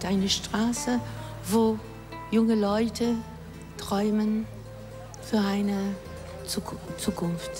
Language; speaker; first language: German; non-native, learner; Greek